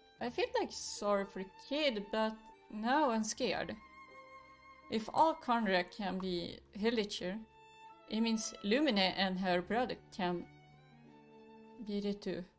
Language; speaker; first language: English; non-native, learner; Swedish